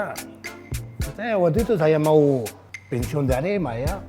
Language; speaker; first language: Indonesian; non-native, fluent; Spanish